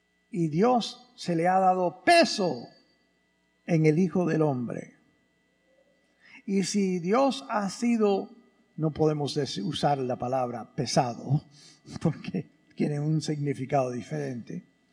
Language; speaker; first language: Spanish; early bilingual, other home language; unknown